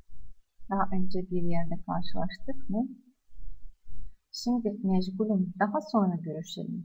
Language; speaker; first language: Turkish; non-native, fluent; Russian